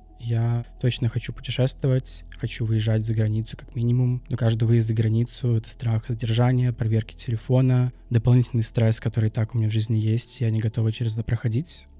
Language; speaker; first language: Russian; native; Russian